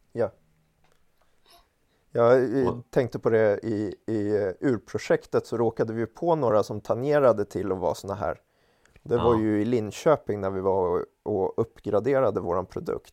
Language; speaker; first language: Swedish; native; Swedish